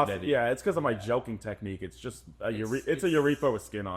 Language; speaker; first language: English; native; English